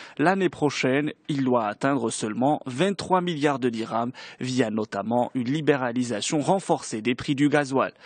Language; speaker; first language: French; non-native, local second language; Arabic